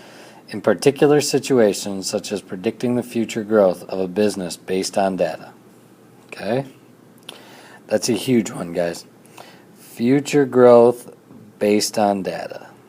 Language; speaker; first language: English; native; English